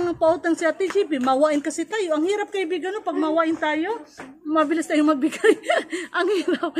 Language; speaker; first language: Filipino; non-native, local second language; Cebuano